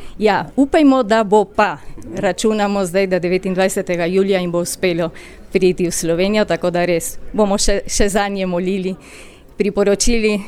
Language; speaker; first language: Slovenian; early bilingual, heritage; Slovenian